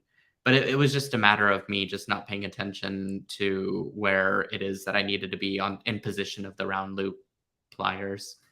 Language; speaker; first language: English; native; English